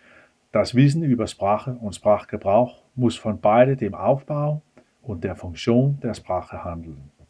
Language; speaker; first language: German; non-native, fluent; Danish